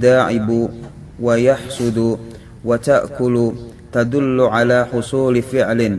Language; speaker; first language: Arabic; non-native, learner; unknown